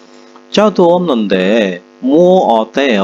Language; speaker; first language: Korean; non-native, fluent; Indonesian